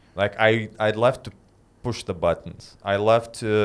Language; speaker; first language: English; non-native, fluent; Lithuanian